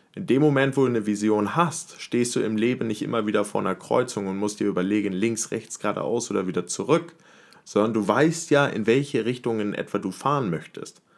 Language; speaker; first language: German; native; German